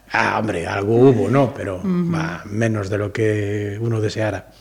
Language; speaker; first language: Spanish; native; Spanish